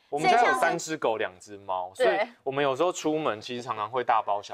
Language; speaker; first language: Chinese; native; Chinese